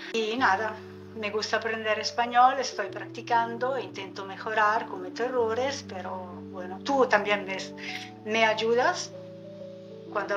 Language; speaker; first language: Spanish; non-native, fluent; Italian